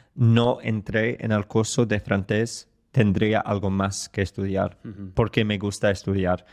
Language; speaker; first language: Spanish; non-native, fluent; English